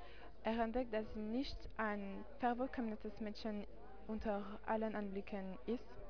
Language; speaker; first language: German; non-native, learner; French